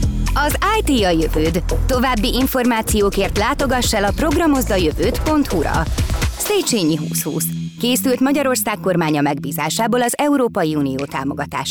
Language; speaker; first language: Hungarian; native; Hungarian